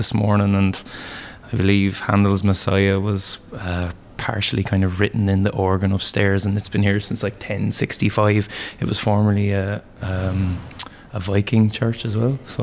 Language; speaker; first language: English; native; English